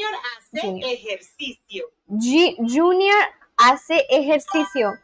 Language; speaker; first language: Spanish; non-native, learner; English